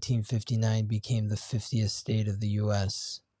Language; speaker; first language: English; native; English